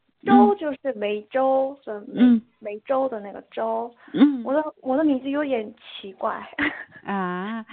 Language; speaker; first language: Chinese; non-native, learner; Korean